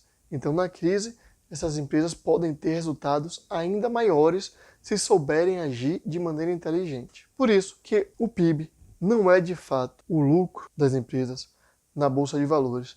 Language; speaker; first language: Portuguese; native; Portuguese